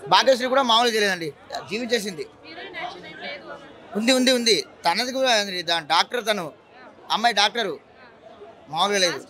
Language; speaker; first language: Telugu; native; Telugu